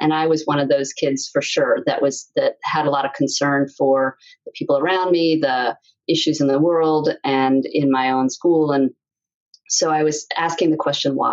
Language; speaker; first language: English; native; English